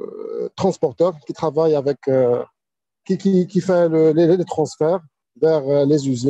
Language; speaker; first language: French; non-native, local second language; Arabic